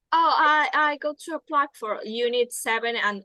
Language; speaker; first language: English; non-native, learner; Spanish